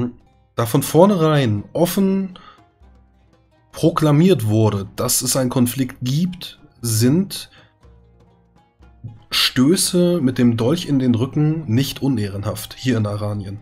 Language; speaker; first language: German; native; German